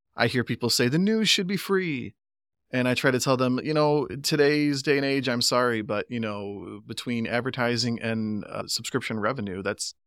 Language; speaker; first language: English; native; English